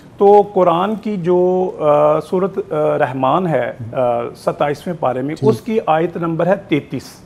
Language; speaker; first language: Urdu; non-native, local second language; Punjabi